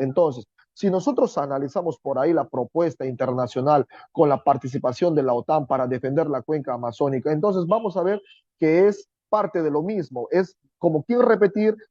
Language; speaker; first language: Spanish; native; Spanish